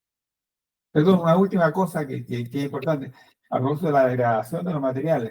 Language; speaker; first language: Spanish; native; Spanish